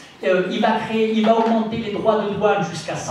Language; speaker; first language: French; native; French